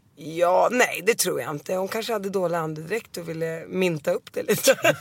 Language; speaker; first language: Swedish; early bilingual, other home language; Arabic